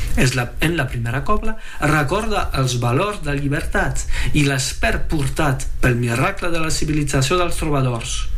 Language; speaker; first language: Catalan; non-native, fluent; French